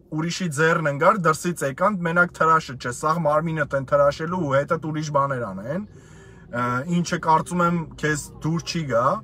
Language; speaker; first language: Armenian; native; Armenian